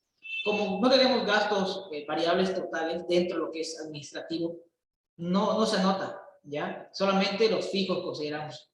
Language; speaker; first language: Spanish; native; Spanish